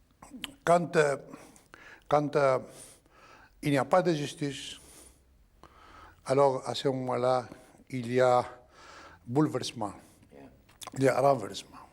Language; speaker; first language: French; non-native, fluent; Greek